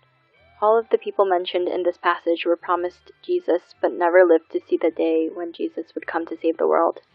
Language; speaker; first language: English; native; English